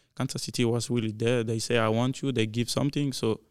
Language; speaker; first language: English; non-native, learner; French